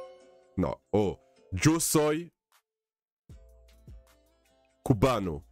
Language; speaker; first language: Spanish; non-native, learner; English